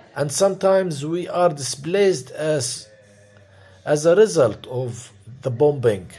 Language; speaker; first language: English; non-native, fluent; Arabic